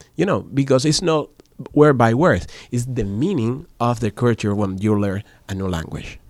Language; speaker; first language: English; non-native, learner; Spanish